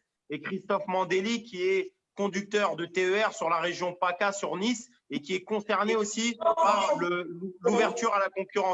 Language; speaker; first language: French; native; French